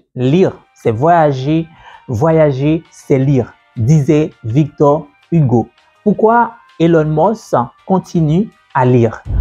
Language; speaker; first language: French; native; French